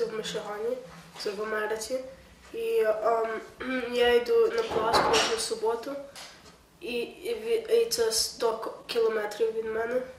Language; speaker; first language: Ukrainian; early bilingual, heritage; Ukrainian